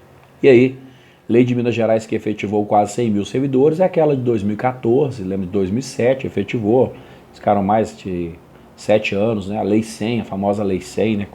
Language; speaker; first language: Portuguese; native; Portuguese